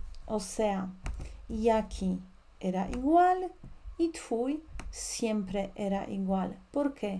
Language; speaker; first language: Spanish; non-native, fluent; Polish